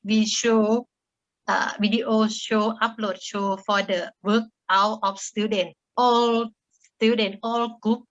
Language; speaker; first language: English; non-native, learner; Thai